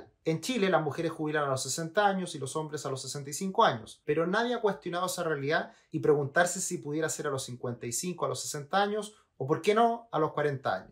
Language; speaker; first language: Spanish; native; Spanish